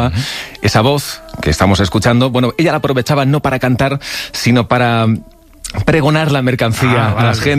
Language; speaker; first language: Spanish; native; Spanish